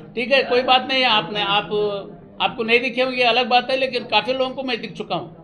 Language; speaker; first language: Hindi; non-native, local second language; Kannada